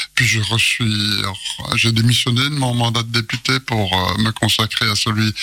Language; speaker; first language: French; native; French